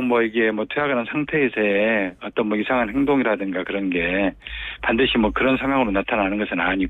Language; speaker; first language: Korean; native; Korean